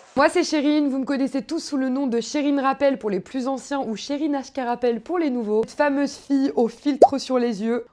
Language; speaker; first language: French; native; French